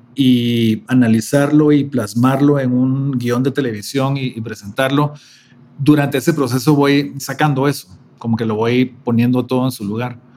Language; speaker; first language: Spanish; native; Spanish